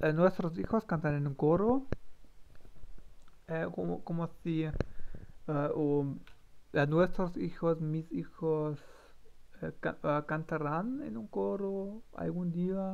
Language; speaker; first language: Spanish; non-native, learner; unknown